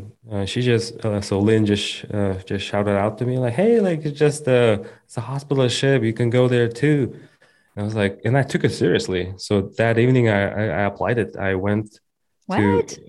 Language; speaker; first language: English; non-native, fluent; Kazakh